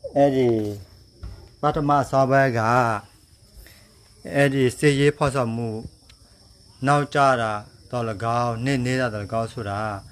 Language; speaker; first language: Burmese; non-native, local second language; Karen languages